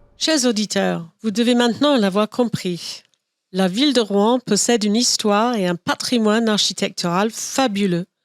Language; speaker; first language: French; non-native, fluent; English